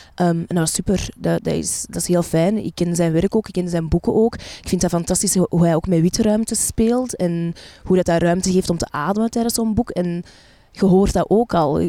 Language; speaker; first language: Dutch; early bilingual, other home language; Arabic